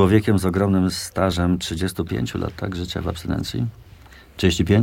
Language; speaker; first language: Polish; native; Polish